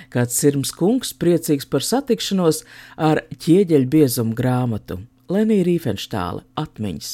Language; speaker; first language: Latvian; native; Latvian